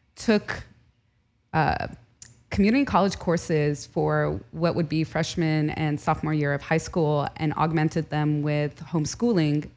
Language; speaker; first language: English; early bilingual, other home language; Arabic